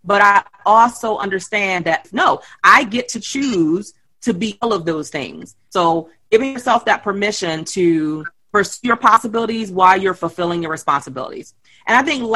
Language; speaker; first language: English; native; English